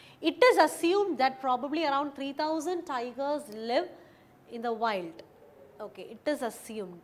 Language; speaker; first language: English; non-native, local second language; Malayalam